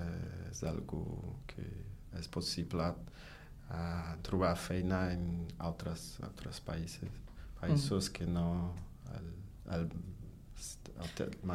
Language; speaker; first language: Catalan; non-native, learner; Portuguese